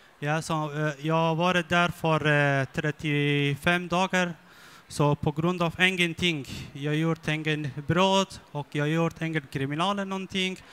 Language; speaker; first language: Swedish; non-native, learner; Persian